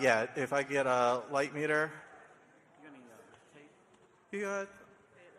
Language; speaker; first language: English; native; English